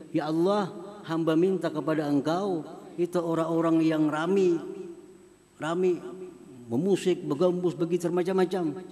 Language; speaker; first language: Indonesian; non-native, local second language; Banjar